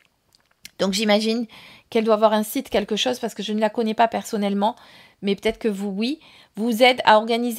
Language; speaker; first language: French; native; French